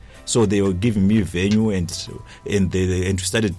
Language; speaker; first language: English; non-native, local second language; Shona